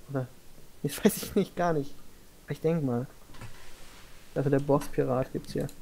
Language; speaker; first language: German; native; German